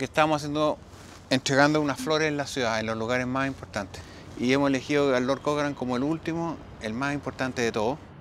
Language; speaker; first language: Spanish; native; Spanish